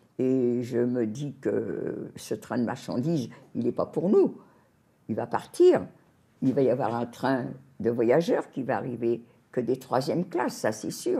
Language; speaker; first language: French; native; French